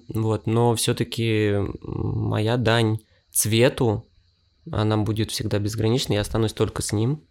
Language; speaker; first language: Russian; native; Russian